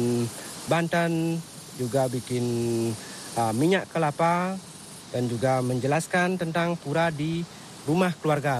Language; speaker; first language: Indonesian; non-native, local second language; Balinese